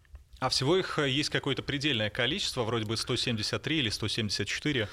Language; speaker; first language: Russian; native; Russian